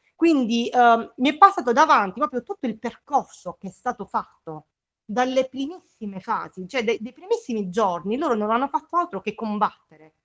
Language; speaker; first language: Italian; native; Italian